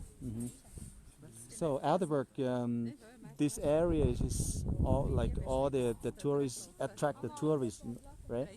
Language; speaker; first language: English; non-native, learner; Thai